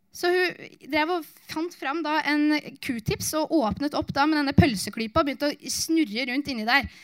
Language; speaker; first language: Norwegian; native; Norwegian